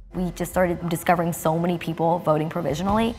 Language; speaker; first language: English; native; English